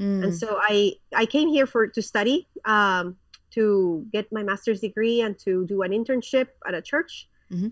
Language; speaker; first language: English; non-native, fluent; Spanish